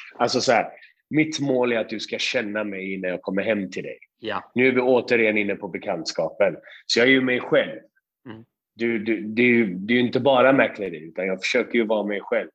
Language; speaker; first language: Swedish; early bilingual, other home language; Persian